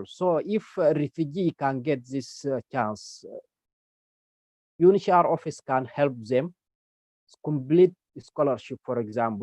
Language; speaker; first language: English; non-native, learner; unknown